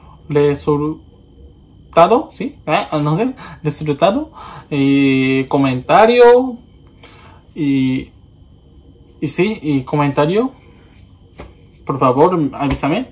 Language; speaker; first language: Spanish; non-native, learner; Japanese